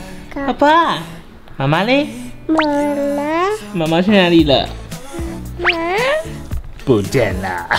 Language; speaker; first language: Chinese; native; Chinese